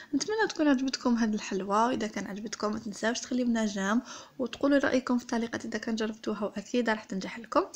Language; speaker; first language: Arabic; native; Arabic